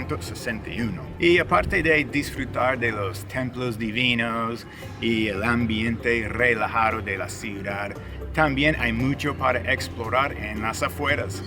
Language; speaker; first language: Spanish; non-native, fluent; English